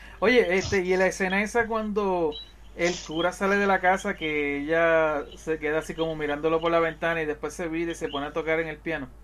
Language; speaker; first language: Spanish; native; Spanish